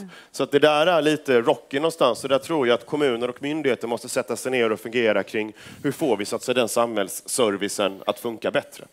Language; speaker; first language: Swedish; native; Swedish